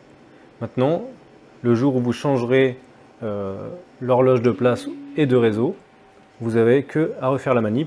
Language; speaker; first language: French; native; French